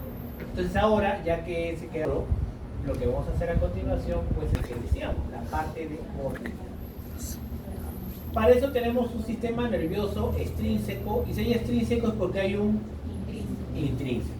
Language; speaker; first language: Spanish; native; Spanish